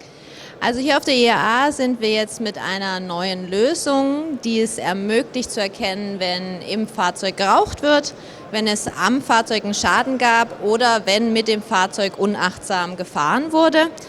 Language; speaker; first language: German; native; German